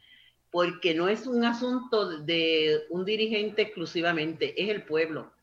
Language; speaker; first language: Spanish; native; Spanish